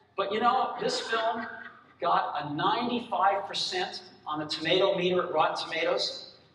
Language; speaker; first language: English; native; English